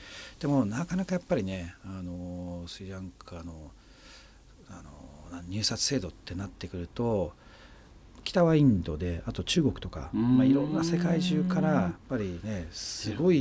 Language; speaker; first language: Japanese; native; Japanese